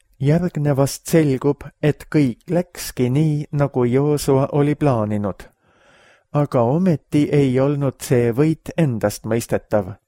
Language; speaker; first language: Estonian; native; Estonian